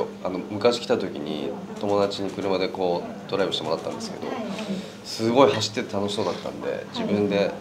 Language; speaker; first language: Japanese; native; Japanese